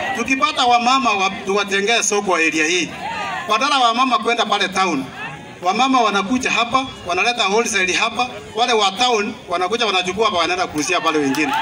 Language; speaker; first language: Swahili; non-native, local second language; Gusii